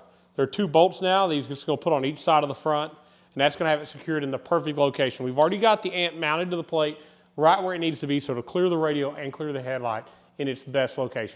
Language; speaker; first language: English; native; English